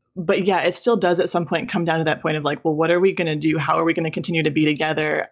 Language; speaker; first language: English; native; English